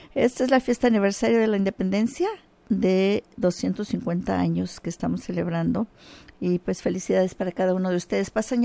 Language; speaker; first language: Spanish; early bilingual, heritage; Spanish